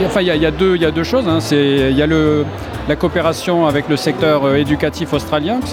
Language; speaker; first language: French; native; French